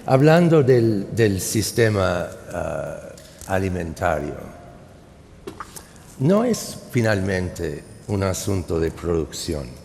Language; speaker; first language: Spanish; non-native, fluent; English